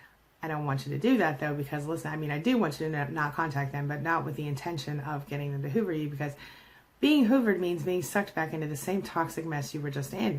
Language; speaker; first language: English; native; English